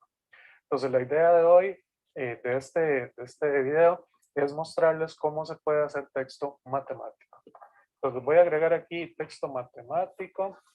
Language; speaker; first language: Spanish; native; Spanish